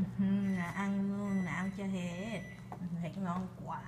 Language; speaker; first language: Vietnamese; early bilingual, heritage; Vietnamese